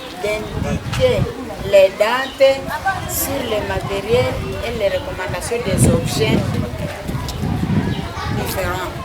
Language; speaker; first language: French; non-native, learner; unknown